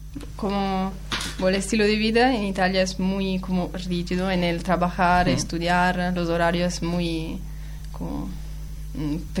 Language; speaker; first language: Spanish; non-native, learner; Italian